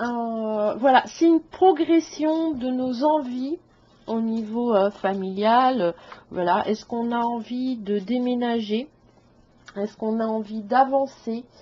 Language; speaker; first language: French; native; French